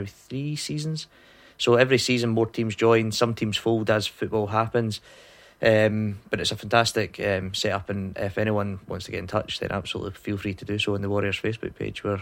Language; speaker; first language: English; native; English